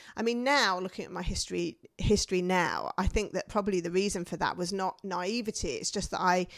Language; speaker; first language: English; native; English